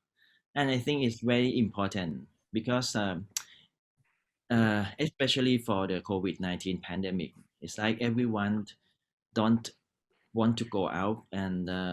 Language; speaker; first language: English; non-native, learner; Thai